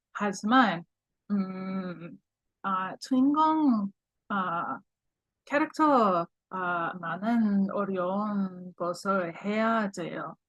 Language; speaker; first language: Korean; non-native, learner; English